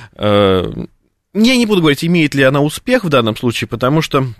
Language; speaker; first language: Russian; native; Russian